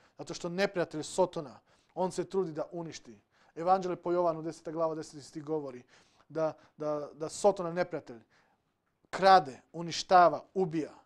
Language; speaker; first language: Serbian; non-native, local second language; Slovak